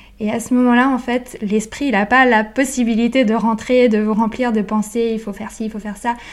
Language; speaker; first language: French; non-native, fluent; Italian